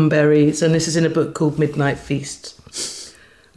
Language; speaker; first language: English; native; English